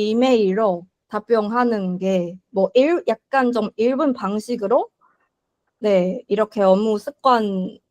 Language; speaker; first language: Korean; non-native, learner; Chinese